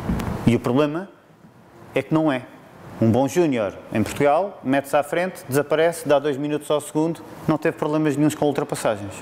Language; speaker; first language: Portuguese; native; Portuguese